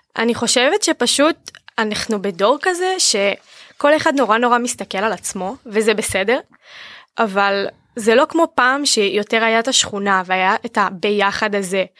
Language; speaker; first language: Hebrew; native; Hebrew